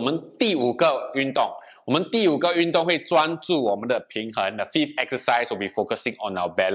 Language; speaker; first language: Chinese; non-native, local second language; English